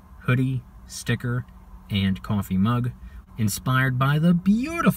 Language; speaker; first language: English; native; English